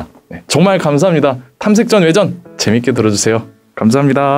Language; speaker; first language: Korean; native; Korean